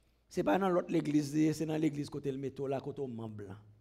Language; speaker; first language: French; native; French